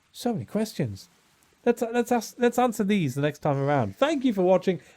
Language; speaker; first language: English; native; English